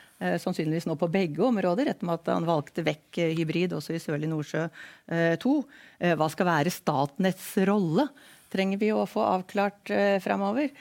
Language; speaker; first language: Norwegian; native; Norwegian